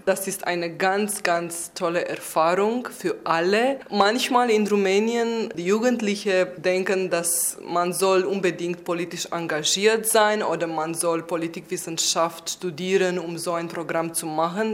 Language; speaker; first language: German; non-native, fluent; Romanian